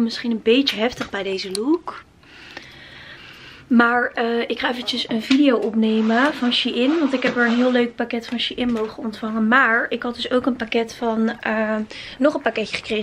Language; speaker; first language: Dutch; native; Dutch